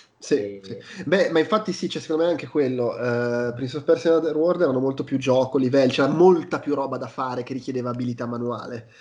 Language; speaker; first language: Italian; native; Italian